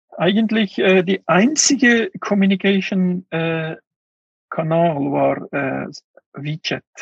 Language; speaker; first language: German; non-native, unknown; Uyghur